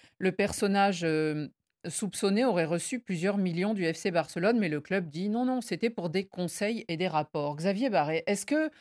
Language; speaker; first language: French; native; French